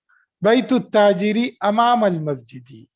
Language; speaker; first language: Arabic; non-native, fluent; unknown